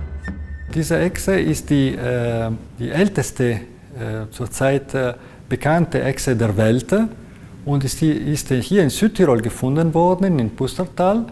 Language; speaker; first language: German; non-native, local second language; Italian